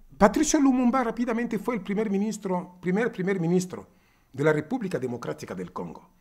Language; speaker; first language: Spanish; non-native, fluent; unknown